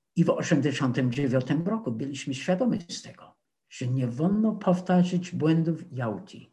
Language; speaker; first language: Polish; non-native, fluent; English